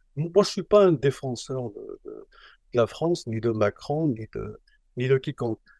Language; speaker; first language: French; non-native, local second language; Arabic